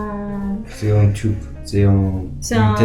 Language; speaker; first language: French; non-native, learner; English